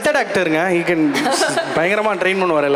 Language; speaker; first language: Tamil; native; Tamil